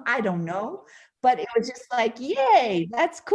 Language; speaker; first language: English; native; English